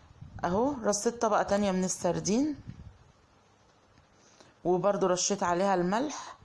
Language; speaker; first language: Arabic; native; Arabic